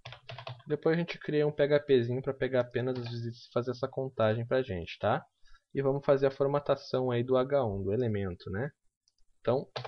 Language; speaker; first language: Portuguese; native; Portuguese